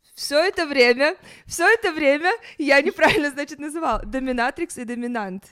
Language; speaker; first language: Russian; native; Russian